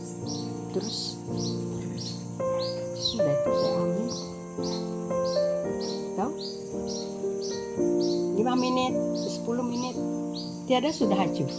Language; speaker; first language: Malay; non-native, local second language; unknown